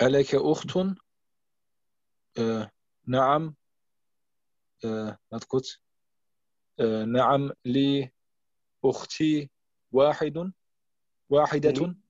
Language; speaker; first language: Arabic; non-native, learner; German